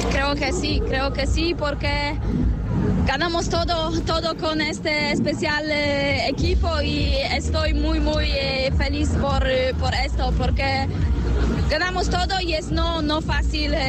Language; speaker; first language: Spanish; non-native, learner; Polish